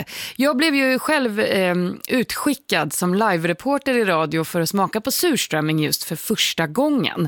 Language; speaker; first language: Swedish; native; Swedish